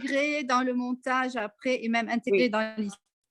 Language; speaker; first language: French; non-native, local second language; Arabic